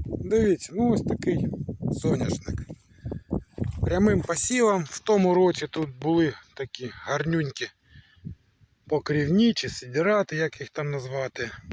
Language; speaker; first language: Ukrainian; native; Ukrainian